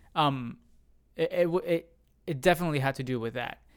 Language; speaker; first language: English; non-native, fluent; Spanish